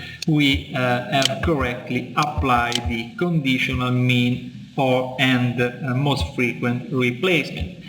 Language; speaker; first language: English; non-native, fluent; Italian